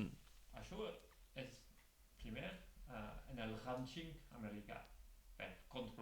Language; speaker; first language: Catalan; non-native, local second language; French